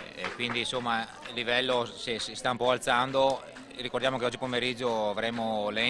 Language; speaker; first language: Italian; native; Italian